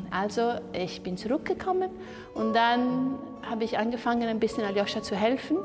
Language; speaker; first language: German; non-native, learner; Italian